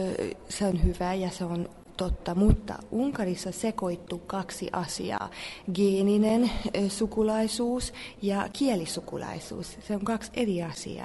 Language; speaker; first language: Finnish; non-native, fluent; Hungarian